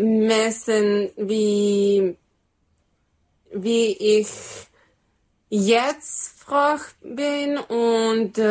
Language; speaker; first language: German; non-native, learner; Serbian